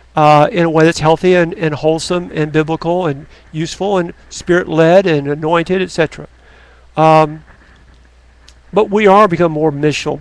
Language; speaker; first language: English; native; English